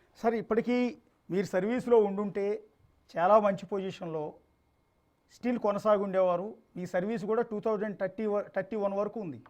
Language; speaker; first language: Telugu; native; Telugu